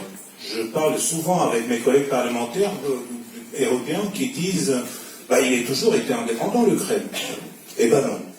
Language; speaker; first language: French; non-native, fluent; Russian